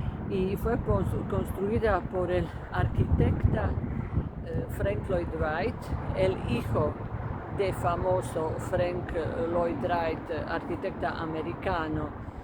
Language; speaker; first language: Spanish; non-native, fluent; Croatian